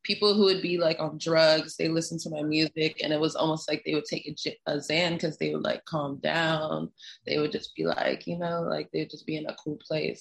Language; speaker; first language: English; native; English